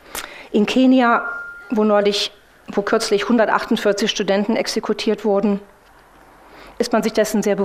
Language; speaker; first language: German; native; German